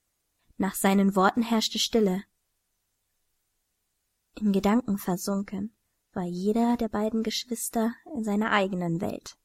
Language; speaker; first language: German; native; German